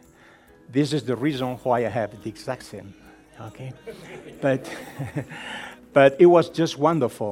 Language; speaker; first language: English; non-native, fluent; Spanish